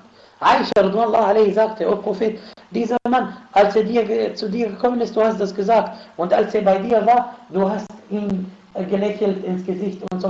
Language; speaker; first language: German; non-native, fluent; Arabic